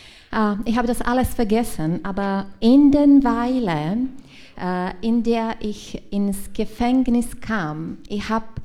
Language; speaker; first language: German; non-native, learner; Czech